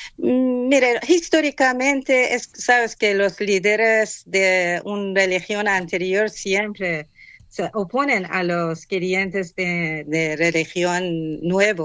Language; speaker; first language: Spanish; non-native, fluent; Persian